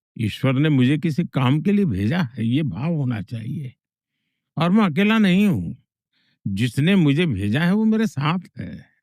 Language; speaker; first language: Hindi; non-native, local second language; Gujarati